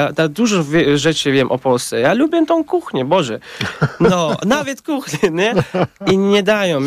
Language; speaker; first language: Polish; non-native, learner; Tajik